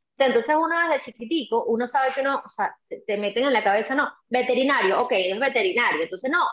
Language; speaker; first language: Spanish; native; Spanish